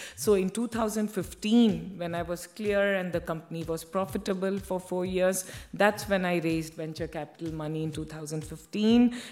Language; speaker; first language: English; non-native, local second language; Hindi